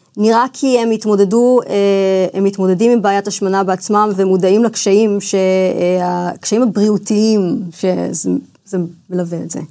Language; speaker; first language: Hebrew; early bilingual, other home language; English